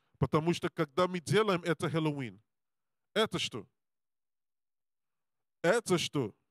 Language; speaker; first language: Russian; non-native, learner; Serbian